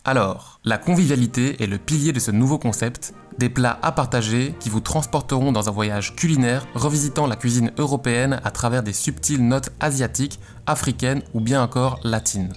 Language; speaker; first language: French; native; French